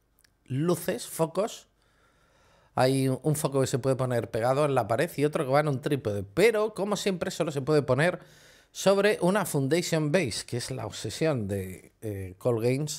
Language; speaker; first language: Spanish; native; Spanish